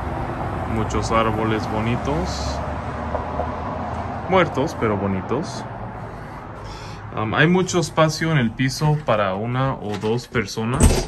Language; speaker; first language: Spanish; non-native, learner; English